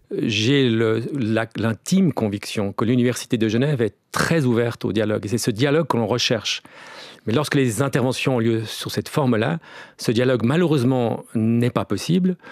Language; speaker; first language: French; native; French